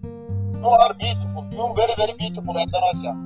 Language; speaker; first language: English; non-native, learner; Turkish